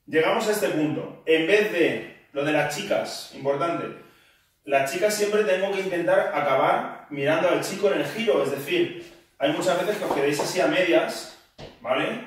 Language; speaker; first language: Spanish; native; Spanish